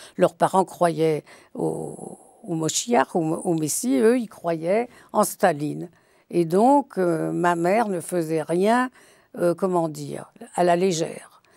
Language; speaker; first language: French; early bilingual, other home language; Yiddish